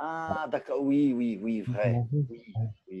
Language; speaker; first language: French; non-native, learner; Portuguese